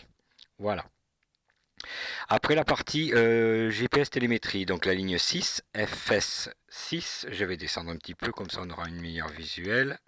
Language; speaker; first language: French; native; French